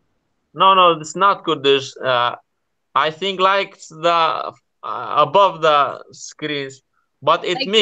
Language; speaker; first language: English; non-native, learner; Kurdish